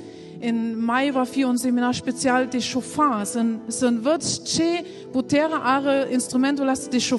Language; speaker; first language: Romanian; non-native, learner; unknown